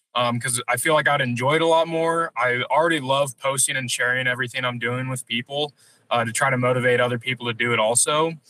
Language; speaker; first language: English; native; English